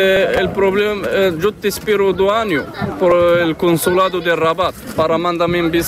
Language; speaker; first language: Spanish; non-native, learner; Arabic